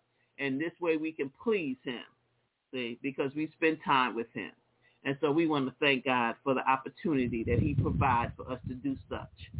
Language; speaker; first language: English; native; English